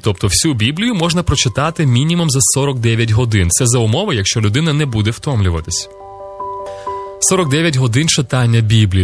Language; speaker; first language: Ukrainian; native; Ukrainian